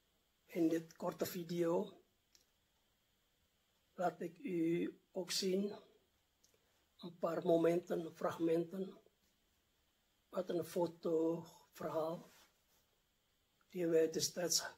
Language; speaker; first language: Dutch; non-native, fluent; Indonesian